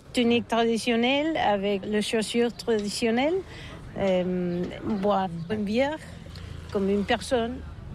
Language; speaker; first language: French; non-native, learner; Catalan